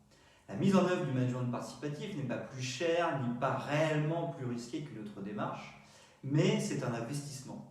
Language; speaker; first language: French; native; French